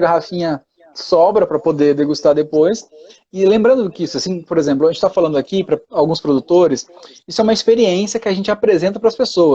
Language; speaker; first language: Portuguese; native; Portuguese